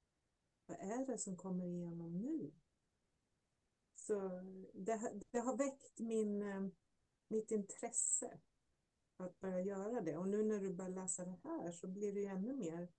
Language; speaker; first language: Swedish; native; Swedish